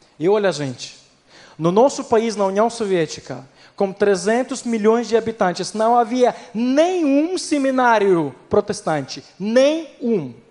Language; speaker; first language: Portuguese; non-native, fluent; Ukrainian